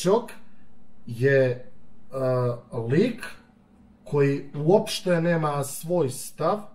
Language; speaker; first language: Russian; non-native, learner; Serbian